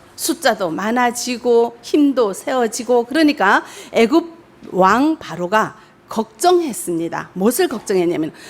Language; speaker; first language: Korean; native; Korean